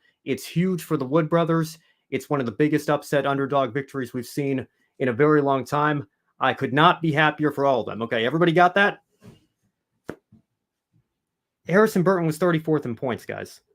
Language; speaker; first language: English; native; English